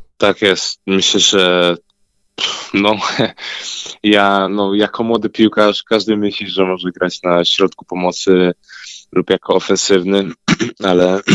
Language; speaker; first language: Polish; early bilingual, heritage; Polish